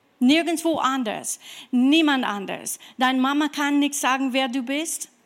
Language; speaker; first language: German; non-native, fluent; English